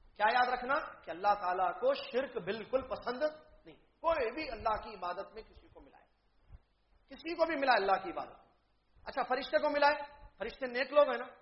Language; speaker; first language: Urdu; native; Urdu